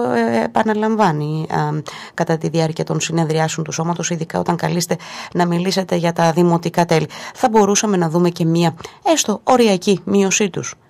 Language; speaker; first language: Greek; native; Greek